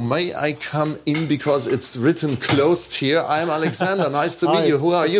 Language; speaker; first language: English; non-native, fluent; German